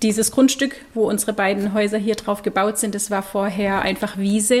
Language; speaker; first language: German; native; German